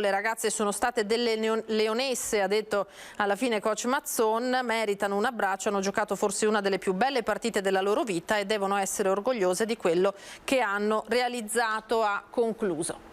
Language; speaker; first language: Italian; native; Italian